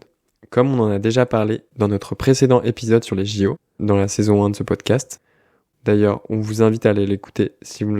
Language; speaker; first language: French; native; French